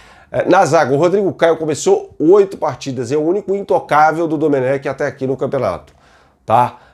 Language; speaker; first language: Portuguese; native; Portuguese